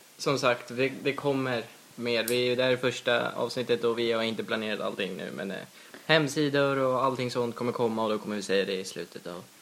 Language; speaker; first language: Swedish; native; Swedish